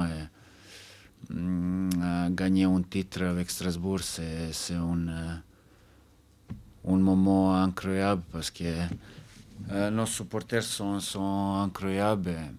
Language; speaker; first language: French; non-native, fluent; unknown